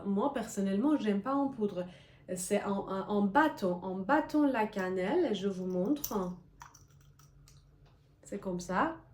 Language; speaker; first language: French; non-native, fluent; Persian